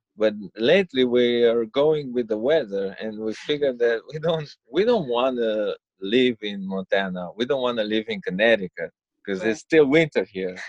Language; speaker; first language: English; non-native, fluent; Romanian